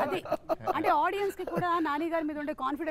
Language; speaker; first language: Telugu; native; Telugu